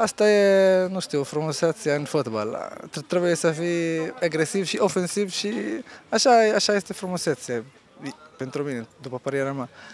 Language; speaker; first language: Romanian; non-native, fluent; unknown